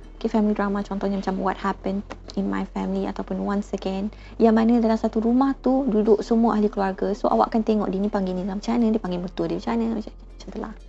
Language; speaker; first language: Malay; native; Malay